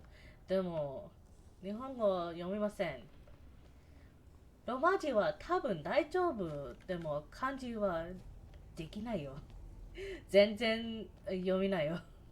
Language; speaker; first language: Japanese; non-native, learner; English